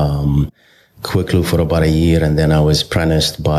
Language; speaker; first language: English; non-native, fluent; Arabic